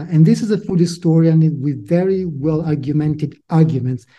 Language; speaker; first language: English; non-native, fluent; Italian